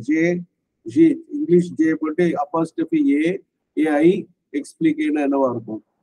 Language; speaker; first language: French; non-native, fluent; Tamil